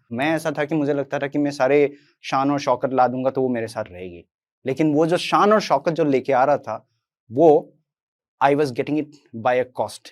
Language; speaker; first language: Hindi; non-native, local second language; Assamese